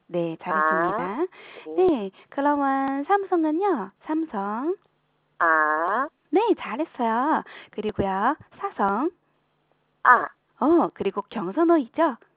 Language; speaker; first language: Korean; non-native, fluent; Chinese